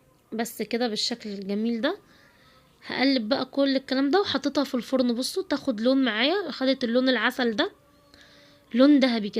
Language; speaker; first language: Arabic; native; Arabic